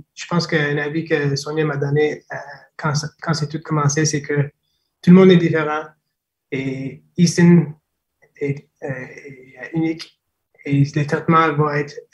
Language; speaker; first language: French; non-native, fluent; English